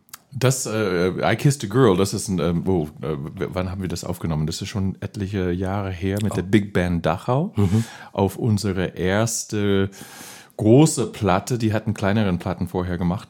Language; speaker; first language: German; non-native, fluent; English